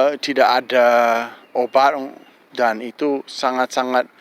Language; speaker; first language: Indonesian; non-native, fluent; English